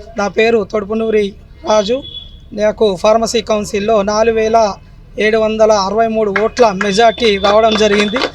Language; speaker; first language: Telugu; native; Telugu